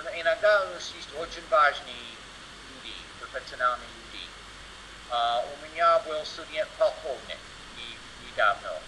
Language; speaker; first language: Russian; non-native, learner; English